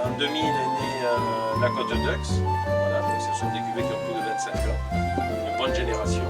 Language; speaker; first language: French; native; French